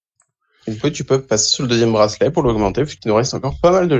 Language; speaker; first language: French; native; French